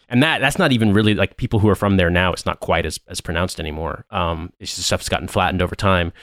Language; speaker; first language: English; native; English